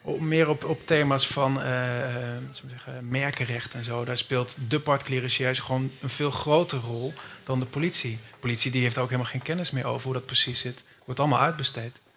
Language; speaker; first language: Dutch; native; Dutch